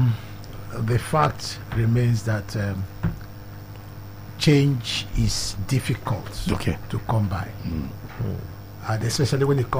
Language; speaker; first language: English; non-native, local second language; Igbo